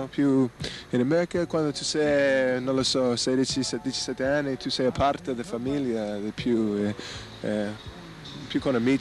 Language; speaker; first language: Italian; non-native, learner; English